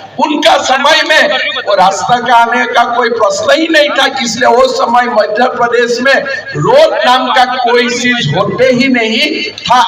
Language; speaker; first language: Hindi; non-native, local second language; Assamese